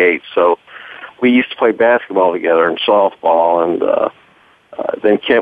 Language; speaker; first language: English; native; English